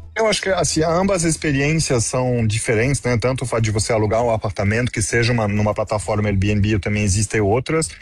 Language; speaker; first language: Portuguese; non-native, fluent; French